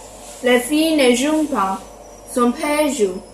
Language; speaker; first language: French; non-native, learner; Chinese